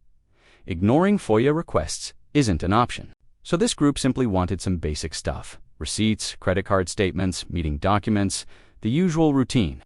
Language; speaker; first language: English; native; English